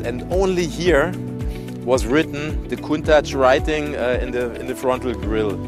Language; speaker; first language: English; non-native, fluent; German